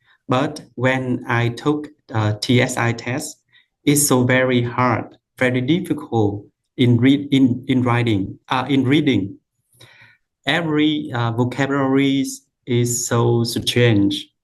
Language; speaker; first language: English; non-native, learner; Vietnamese